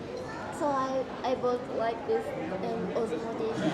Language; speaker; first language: English; non-native, learner; Japanese